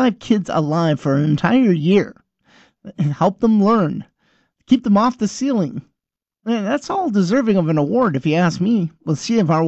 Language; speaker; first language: English; native; English